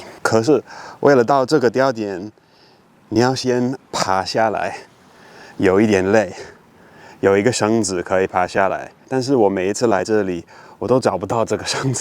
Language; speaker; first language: Chinese; non-native, fluent; English